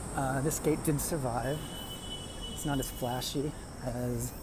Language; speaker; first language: English; native; English